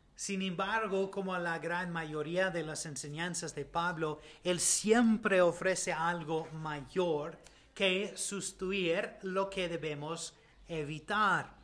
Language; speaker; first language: Spanish; non-native, learner; English